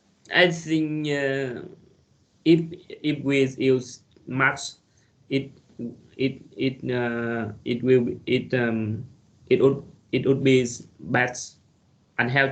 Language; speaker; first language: English; non-native, learner; Vietnamese